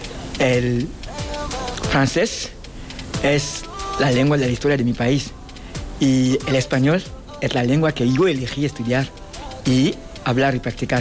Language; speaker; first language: Spanish; non-native, fluent; Fang